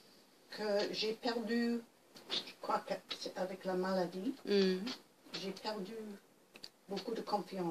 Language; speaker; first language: French; non-native, fluent; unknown